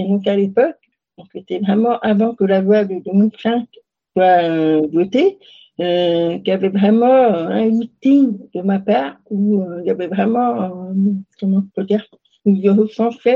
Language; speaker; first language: French; native; French